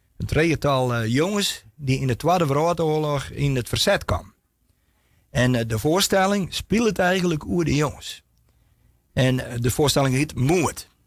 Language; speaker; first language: Dutch; non-native, local second language; Western Frisian